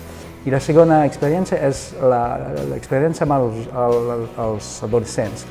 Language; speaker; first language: Catalan; non-native, fluent; French